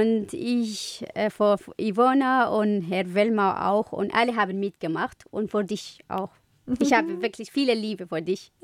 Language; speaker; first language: German; non-native, learner; Kurdish